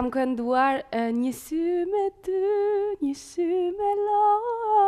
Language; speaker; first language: Albanian; early bilingual, heritage; Spanish